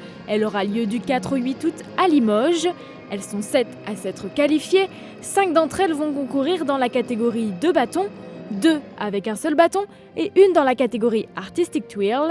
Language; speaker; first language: French; native; French